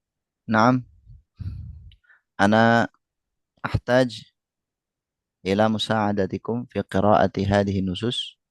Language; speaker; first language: Arabic; non-native, fluent; Indonesian